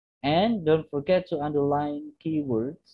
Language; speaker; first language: English; non-native, fluent; Indonesian